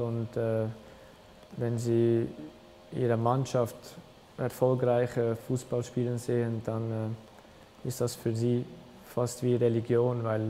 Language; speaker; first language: German; early bilingual, other home language; Albanian